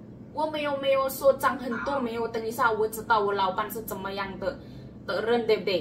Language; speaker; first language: Chinese; non-native, learner; Javanese